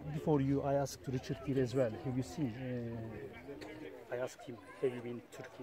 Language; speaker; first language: English; non-native, learner; Turkish